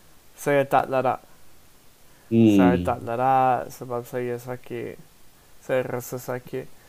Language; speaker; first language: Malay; non-native, learner; English